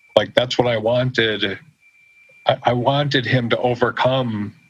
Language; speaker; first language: English; native; English